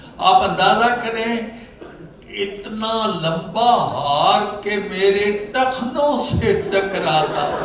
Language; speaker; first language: Urdu; non-native, local second language; Punjabi